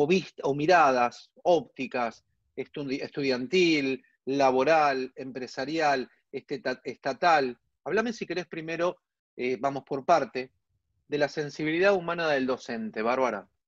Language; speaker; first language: Spanish; native; Spanish